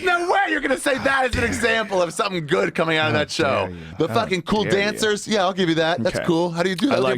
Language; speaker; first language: English; native; English